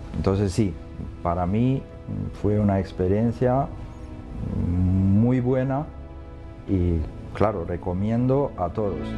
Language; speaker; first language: Spanish; non-native, fluent; Romanian